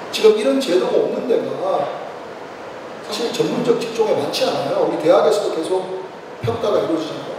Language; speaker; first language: Korean; native; Korean